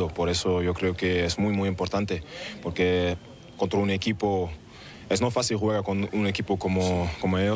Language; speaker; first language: Spanish; non-native, learner; German